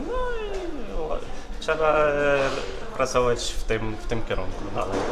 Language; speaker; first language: Polish; non-native, fluent; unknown